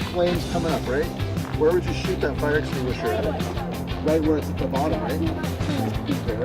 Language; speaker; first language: English; native; English